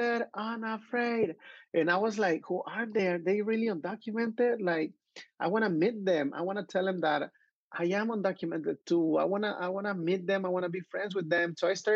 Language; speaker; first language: English; non-native, fluent; Spanish